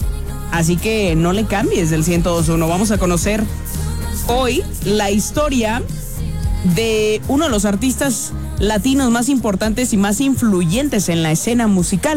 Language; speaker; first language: Spanish; native; Spanish